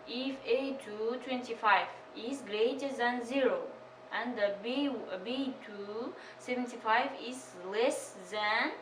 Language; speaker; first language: English; non-native, learner; Kazakh